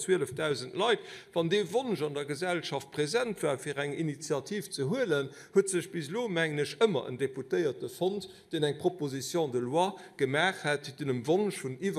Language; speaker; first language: German; non-native, local second language; Luxembourgish